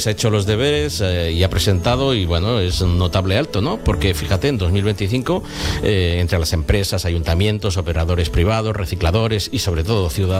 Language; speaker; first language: Spanish; native; Spanish